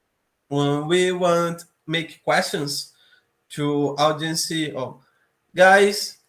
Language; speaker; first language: English; non-native, learner; Portuguese